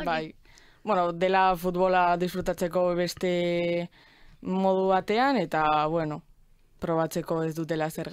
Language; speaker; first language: Basque; non-native, local second language; Spanish